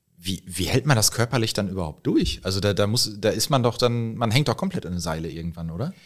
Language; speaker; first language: German; native; German